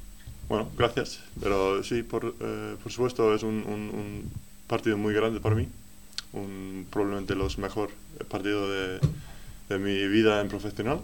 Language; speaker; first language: Spanish; non-native, learner; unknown